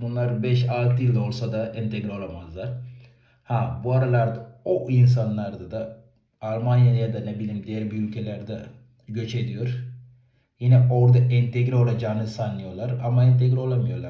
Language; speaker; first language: Turkish; non-native, fluent; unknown